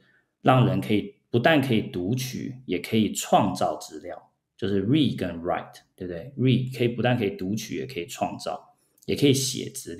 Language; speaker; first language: Chinese; early bilingual, heritage; Chinese